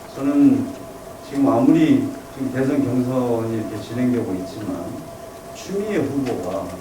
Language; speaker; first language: Korean; native; Korean